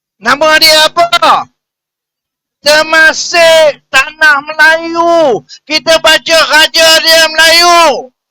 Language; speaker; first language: Malay; native; Malay